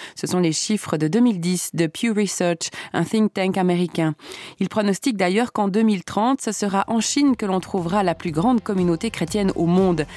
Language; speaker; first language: French; native; French